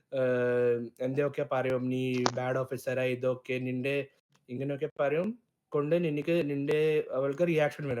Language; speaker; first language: Malayalam; early bilingual, heritage; Malayalam